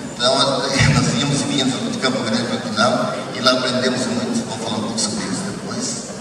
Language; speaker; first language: Portuguese; early bilingual, other home language; Japanese